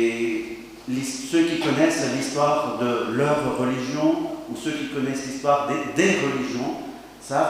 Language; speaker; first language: French; native; French